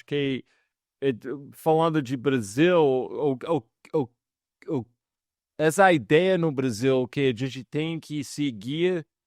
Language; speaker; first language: Portuguese; non-native, fluent; English